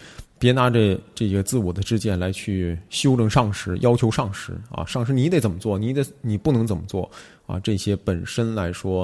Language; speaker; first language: Chinese; native; Chinese